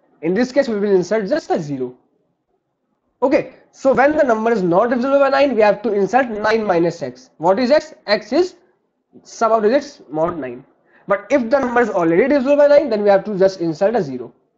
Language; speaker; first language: English; non-native, local second language; Hindi